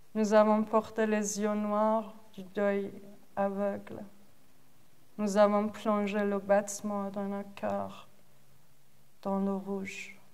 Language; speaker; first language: French; non-native, fluent; Persian